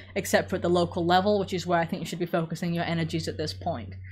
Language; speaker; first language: English; native; English